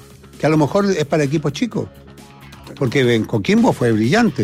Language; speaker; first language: Spanish; native; Spanish